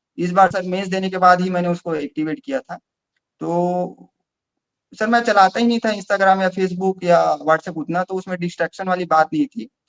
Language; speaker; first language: Hindi; non-native, local second language; Chhattisgarhi